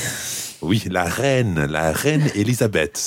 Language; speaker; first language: French; non-native, fluent; English